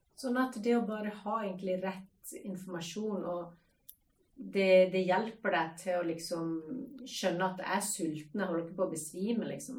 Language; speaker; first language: Norwegian; native; Norwegian